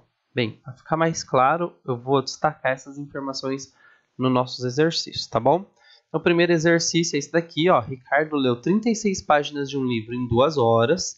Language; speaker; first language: Portuguese; native; Portuguese